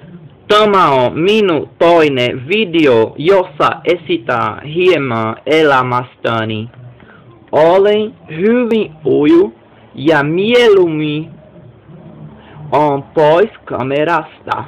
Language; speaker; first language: Finnish; non-native, learner; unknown